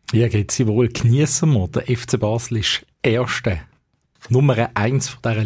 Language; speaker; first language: German; native; German